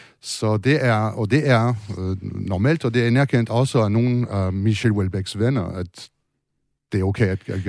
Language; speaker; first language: Danish; non-native, fluent; French